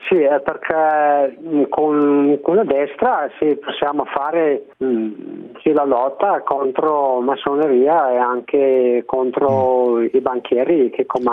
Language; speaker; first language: Italian; non-native, learner; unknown